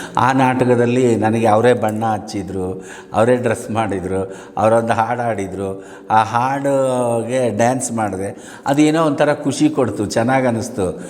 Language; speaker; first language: Kannada; native; Kannada